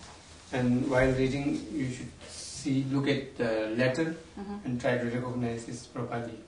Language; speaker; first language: English; non-native, learner; Tibetan